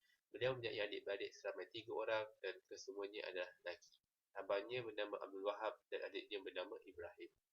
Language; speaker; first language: Malay; native; Malay